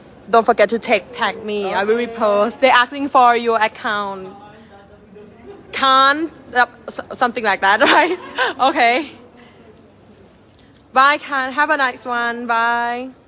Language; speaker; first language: English; non-native, learner; Thai